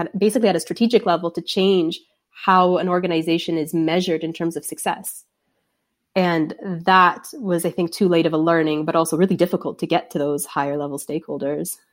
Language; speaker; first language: English; native; English